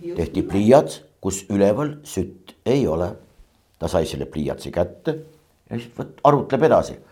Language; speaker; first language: Estonian; native; Estonian